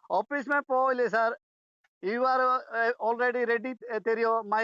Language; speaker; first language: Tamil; non-native, learner; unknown